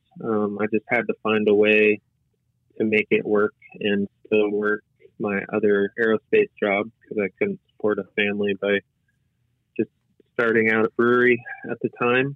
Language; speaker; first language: English; native; English